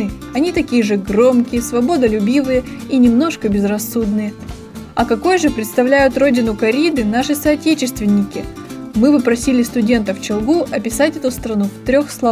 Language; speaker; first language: Russian; native; Russian